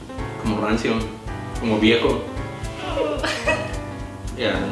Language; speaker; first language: Spanish; native; Spanish